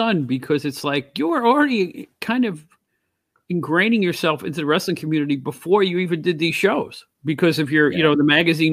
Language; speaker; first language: English; native; English